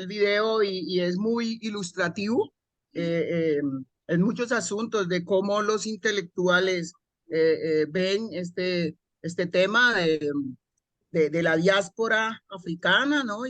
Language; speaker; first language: Spanish; native; Spanish